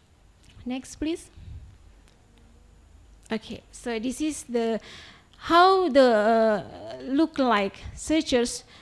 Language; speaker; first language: English; non-native, fluent; Turkish